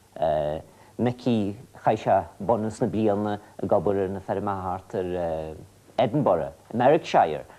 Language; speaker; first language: Irish; native; Irish